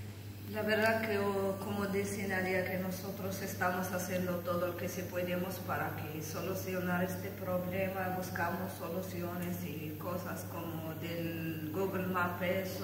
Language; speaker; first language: Spanish; non-native, learner; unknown